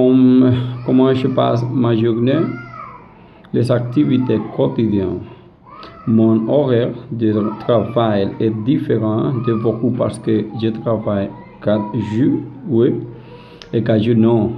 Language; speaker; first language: French; non-native, learner; Spanish